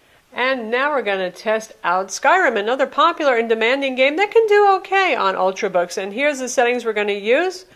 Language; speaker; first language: English; native; English